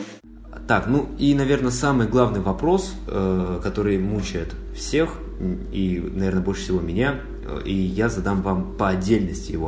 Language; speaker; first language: Russian; native; Russian